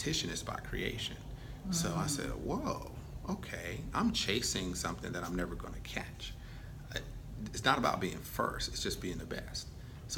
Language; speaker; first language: English; native; English